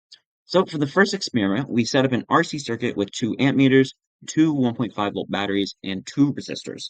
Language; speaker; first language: English; native; English